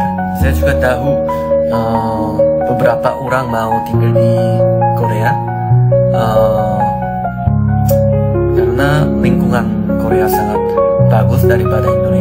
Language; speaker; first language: Indonesian; non-native, learner; Korean